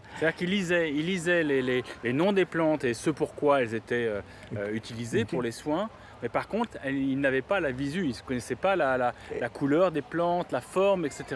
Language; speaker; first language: French; native; French